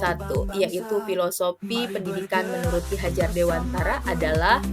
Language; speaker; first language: Indonesian; native; Indonesian